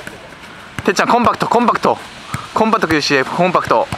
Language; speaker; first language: Japanese; native; Japanese